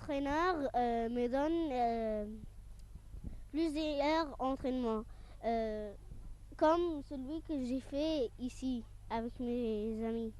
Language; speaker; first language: French; non-native, local second language; Arabic